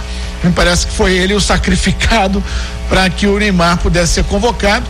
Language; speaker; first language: Portuguese; native; Portuguese